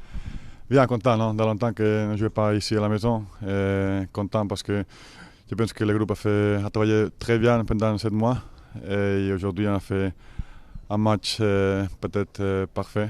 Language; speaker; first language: French; non-native, fluent; Spanish